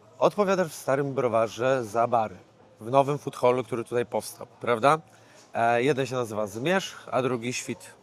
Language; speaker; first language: Polish; native; Polish